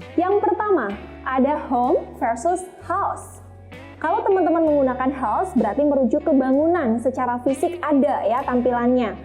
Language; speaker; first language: Indonesian; native; Indonesian